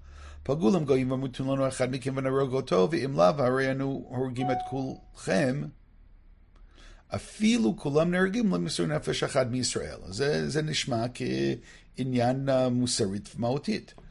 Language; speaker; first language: Hebrew; non-native, fluent; English